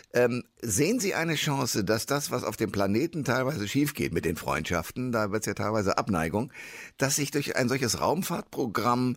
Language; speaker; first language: German; native; German